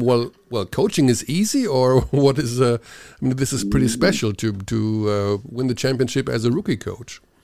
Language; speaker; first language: English; non-native, fluent; German